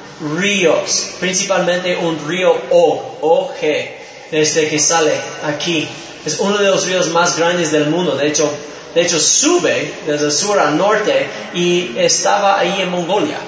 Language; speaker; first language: Spanish; non-native, fluent; English